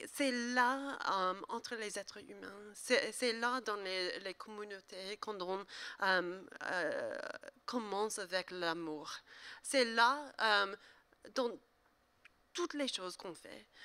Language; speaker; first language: French; non-native, learner; English